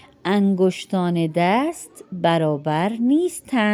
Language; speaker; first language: Persian; non-native, fluent; Urdu